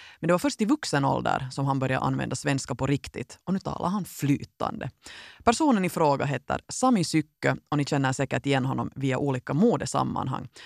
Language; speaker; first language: Swedish; native; Swedish